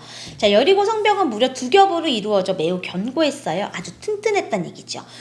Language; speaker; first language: Korean; native; Korean